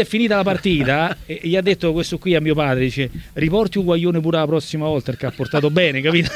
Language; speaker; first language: Italian; native; Italian